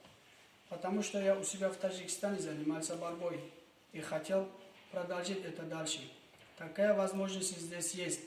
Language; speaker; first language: Russian; non-native, local second language; Tajik